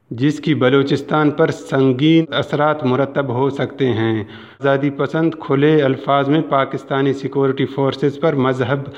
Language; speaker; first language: Urdu; non-native, local second language; Baluchi